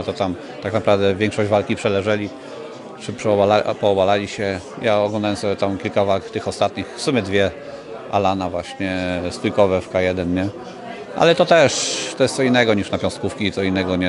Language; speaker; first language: Polish; native; Polish